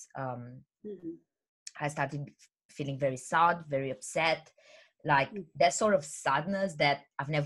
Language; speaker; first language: English; non-native, fluent; Romanian